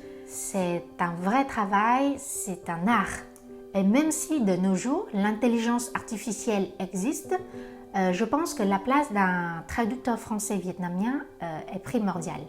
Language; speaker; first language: French; non-native, fluent; Vietnamese